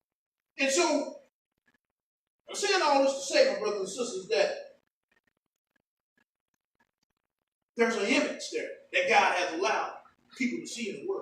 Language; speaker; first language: English; native; English